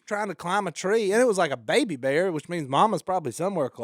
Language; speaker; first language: English; native; English